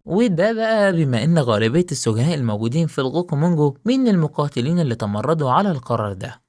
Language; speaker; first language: Arabic; native; Arabic